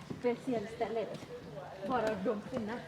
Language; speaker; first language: Swedish; non-native, learner; Thai